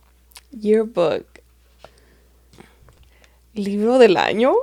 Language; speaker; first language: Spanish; early bilingual, heritage; Spanish